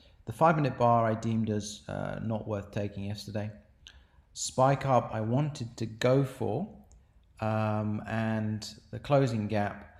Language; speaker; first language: English; native; English